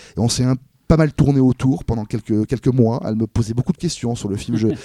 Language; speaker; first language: French; native; French